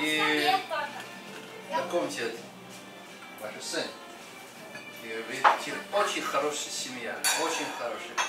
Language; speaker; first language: Russian; non-native, learner; Chinese